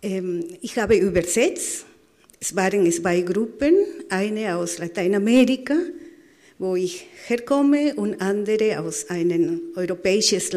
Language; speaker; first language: German; non-native, fluent; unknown